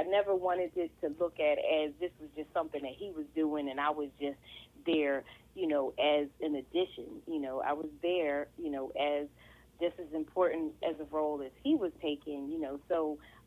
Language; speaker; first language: English; native; English